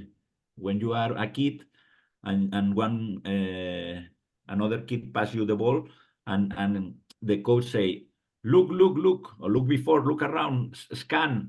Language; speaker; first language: English; non-native, fluent; Spanish